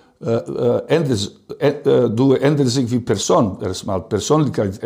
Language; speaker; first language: German; non-native, learner; Serbian